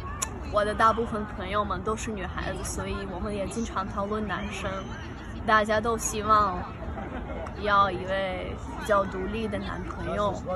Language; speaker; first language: Chinese; non-native, fluent; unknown